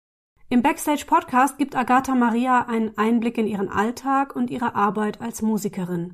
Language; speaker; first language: German; native; German